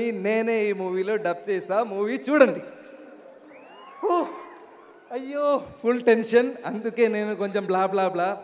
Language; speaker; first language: Telugu; non-native, learner; Malayalam